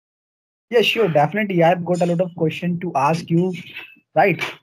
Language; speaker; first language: English; non-native, learner; Hindi